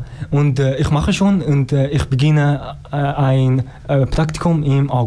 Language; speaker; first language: German; non-native, learner; Persian